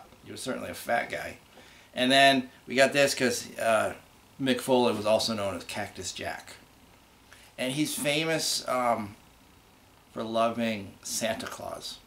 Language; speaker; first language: English; native; English